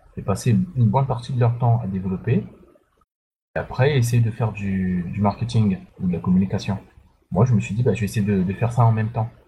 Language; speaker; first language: French; non-native, local second language; Sango